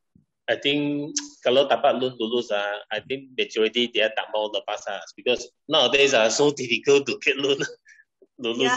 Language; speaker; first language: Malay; non-native, local second language; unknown